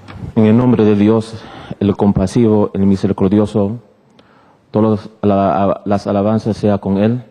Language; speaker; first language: Spanish; early bilingual, heritage; Spanish